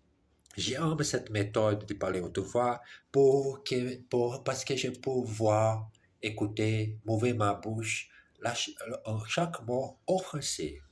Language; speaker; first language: French; non-native, learner; Portuguese